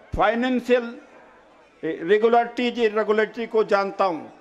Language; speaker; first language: Hindi; native; Hindi